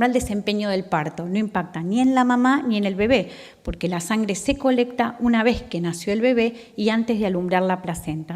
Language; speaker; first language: Spanish; native; Spanish